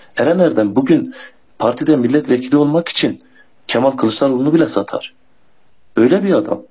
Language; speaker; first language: Turkish; non-native, local second language; Kurdish